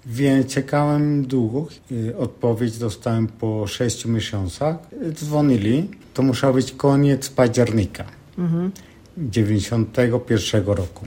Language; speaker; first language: Polish; non-native, fluent; Spanish